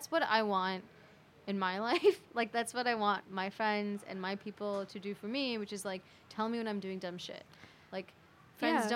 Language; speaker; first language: English; native; English